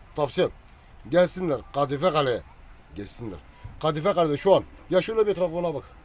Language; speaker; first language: Turkish; native; Turkish